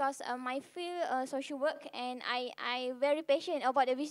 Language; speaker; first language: English; non-native, local second language; Malay